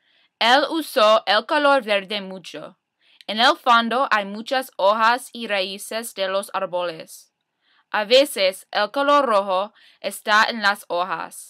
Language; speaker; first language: Spanish; non-native, learner; English